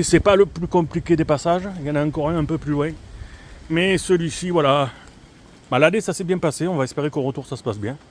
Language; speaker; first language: French; native; French